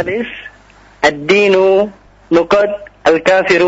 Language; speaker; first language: Arabic; non-native, learner; Indonesian